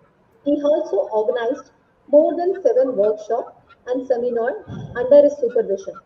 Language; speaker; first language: English; non-native, local second language; Tamil